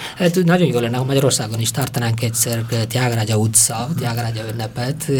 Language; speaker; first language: Hungarian; non-native, fluent; Tamil